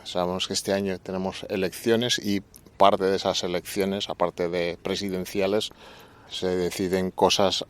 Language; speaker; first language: Spanish; native; Spanish